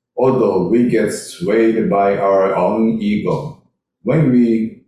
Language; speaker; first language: English; non-native, learner; Japanese